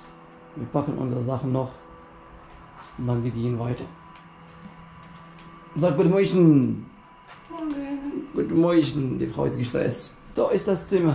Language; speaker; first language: German; non-native, fluent; Arabic